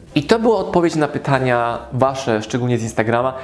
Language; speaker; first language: Polish; native; Polish